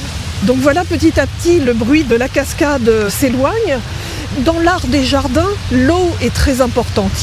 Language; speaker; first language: French; native; French